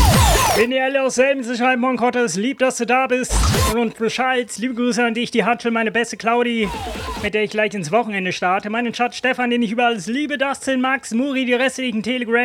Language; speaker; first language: German; native; German